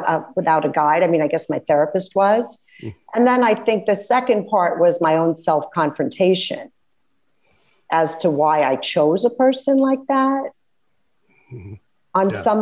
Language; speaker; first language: English; native; English